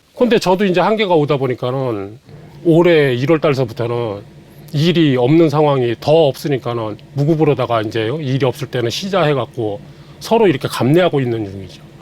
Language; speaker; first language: Korean; native; Korean